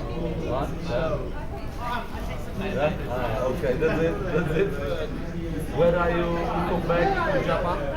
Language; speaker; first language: English; non-native, learner; Polish